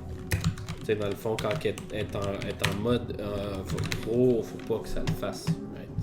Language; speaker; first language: French; native; French